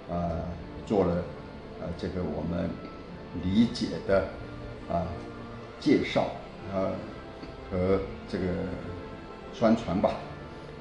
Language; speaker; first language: Chinese; non-native, local second language; Min Nan Chinese